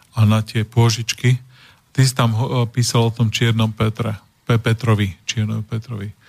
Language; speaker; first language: Slovak; native; Slovak